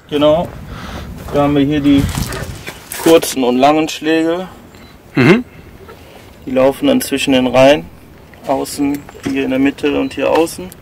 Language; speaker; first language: German; native; German